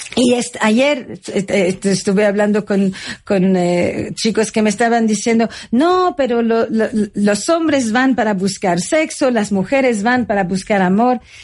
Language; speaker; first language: Spanish; non-native, fluent; French